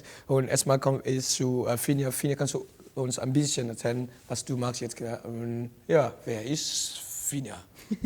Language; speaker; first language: German; non-native, fluent; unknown